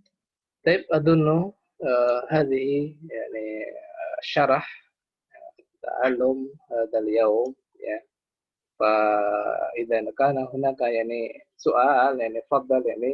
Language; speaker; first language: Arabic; non-native, fluent; Indonesian